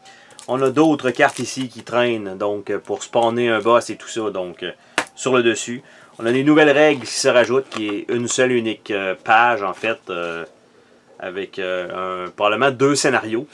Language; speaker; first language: French; native; French